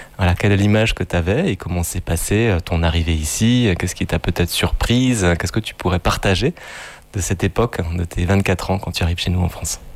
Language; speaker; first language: French; native; French